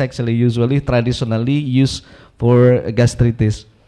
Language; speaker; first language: English; non-native, local second language; Indonesian